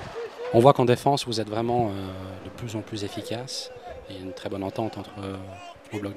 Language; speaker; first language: French; native; French